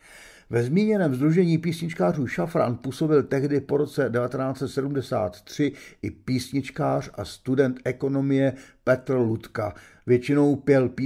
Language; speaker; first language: Czech; native; Czech